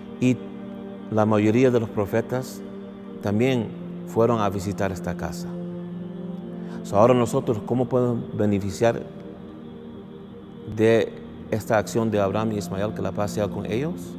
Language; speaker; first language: Spanish; early bilingual, heritage; English